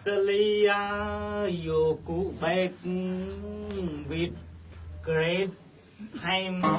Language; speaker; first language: English; non-native, learner; Khmer